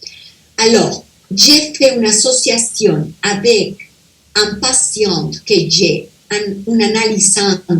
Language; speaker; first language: French; non-native, fluent; Spanish